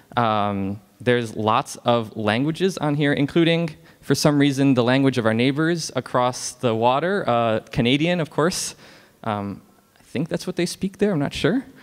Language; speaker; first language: English; native; English